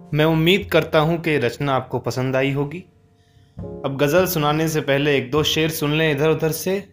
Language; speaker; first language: Hindi; native; Hindi